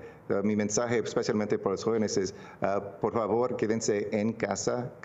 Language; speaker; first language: Spanish; non-native, local second language; English